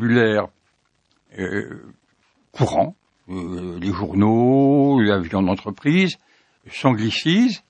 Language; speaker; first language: French; native; French